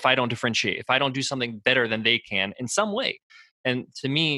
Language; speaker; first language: English; native; English